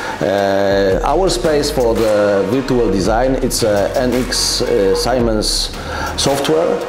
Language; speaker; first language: English; non-native, learner; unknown